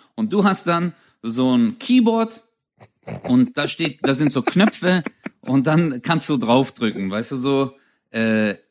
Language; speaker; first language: German; early bilingual, other home language; Turkish